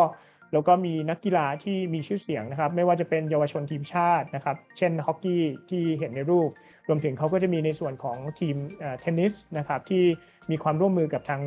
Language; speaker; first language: Thai; native; Thai